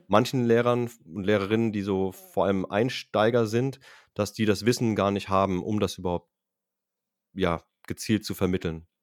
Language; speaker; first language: German; native; German